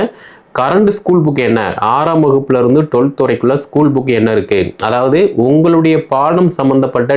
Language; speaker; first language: Tamil; native; Tamil